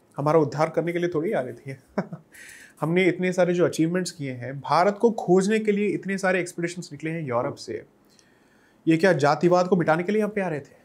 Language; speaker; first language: Hindi; non-native, local second language; Tamil